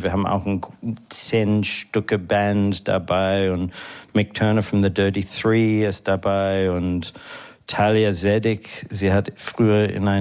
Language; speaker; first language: German; non-native, fluent; English